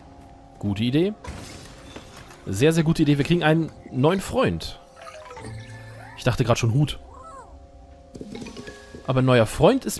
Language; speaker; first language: German; native; German